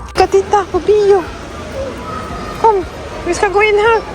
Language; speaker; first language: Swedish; non-native, learner; Filipino